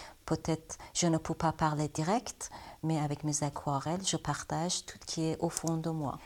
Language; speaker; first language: French; non-native, learner; Persian